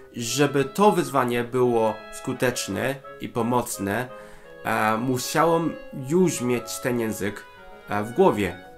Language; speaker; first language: Polish; non-native, fluent; Cantonese